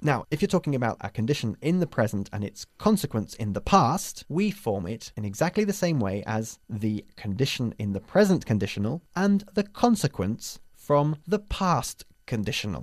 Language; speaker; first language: English; native; English